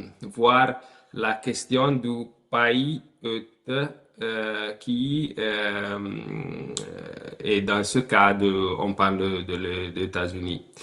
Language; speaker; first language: French; non-native, learner; Italian